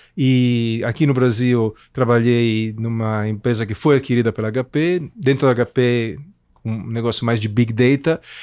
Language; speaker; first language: Portuguese; non-native, fluent; Italian